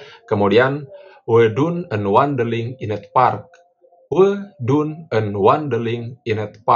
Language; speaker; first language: Dutch; non-native, fluent; Indonesian